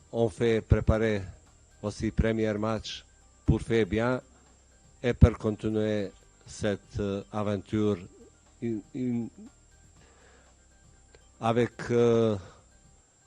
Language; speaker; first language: French; non-native, learner; Bosnian